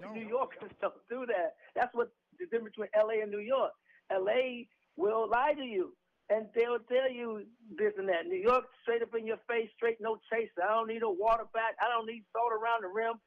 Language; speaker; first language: English; native; English